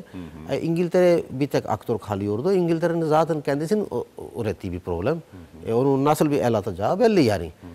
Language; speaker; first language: Turkish; non-native, fluent; Urdu